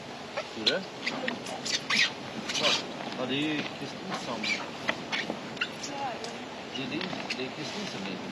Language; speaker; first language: Swedish; native; Swedish